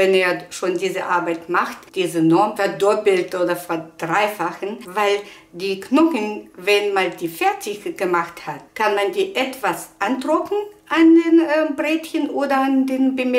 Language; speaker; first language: German; non-native, fluent; Russian